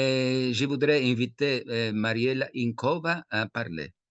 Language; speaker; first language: French; non-native, fluent; Italian